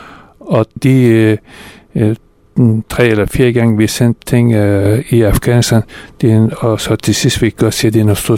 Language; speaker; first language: Danish; non-native, fluent; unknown